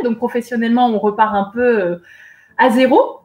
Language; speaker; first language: French; native; French